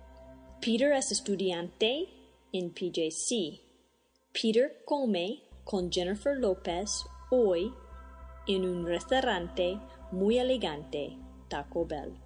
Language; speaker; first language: Spanish; non-native, fluent; English